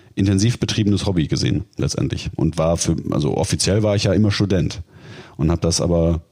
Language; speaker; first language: German; native; German